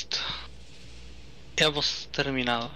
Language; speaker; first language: Spanish; native; Spanish